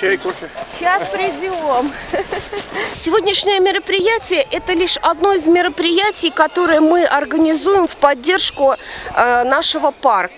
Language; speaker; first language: Russian; native; Russian